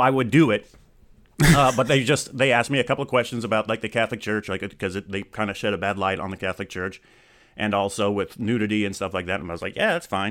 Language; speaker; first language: English; native; English